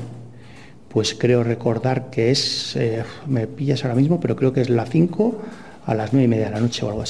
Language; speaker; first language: Spanish; native; Spanish